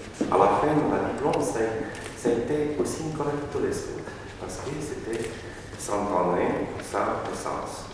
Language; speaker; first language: French; non-native, learner; Romanian